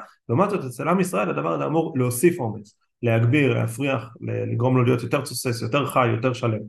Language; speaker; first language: Hebrew; native; Hebrew